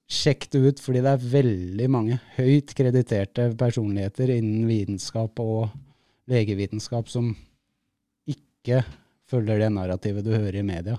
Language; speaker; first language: Norwegian; native; Norwegian